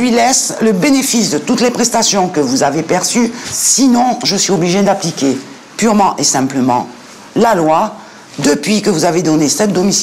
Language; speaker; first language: French; native; French